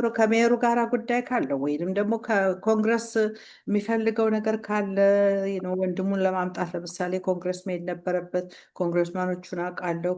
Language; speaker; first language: Amharic; native; Amharic